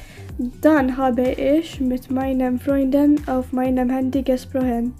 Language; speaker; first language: German; non-native, learner; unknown